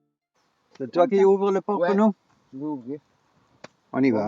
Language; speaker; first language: French; non-native, learner; English